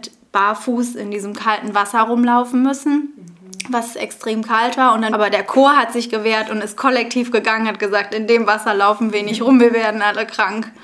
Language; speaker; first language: German; native; German